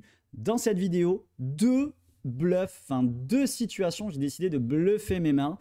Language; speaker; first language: French; native; French